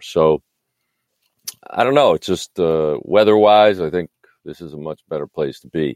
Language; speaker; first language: English; native; English